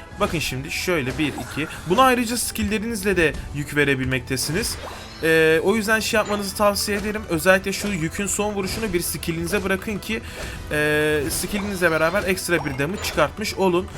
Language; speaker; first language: Turkish; native; Turkish